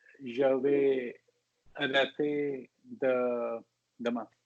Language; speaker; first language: French; non-native, learner; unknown